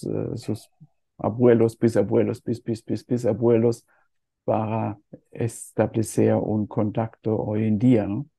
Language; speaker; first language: Spanish; non-native, fluent; German